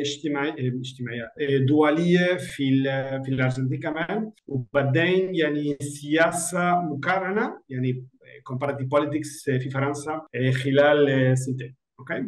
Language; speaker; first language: Arabic; non-native, learner; Spanish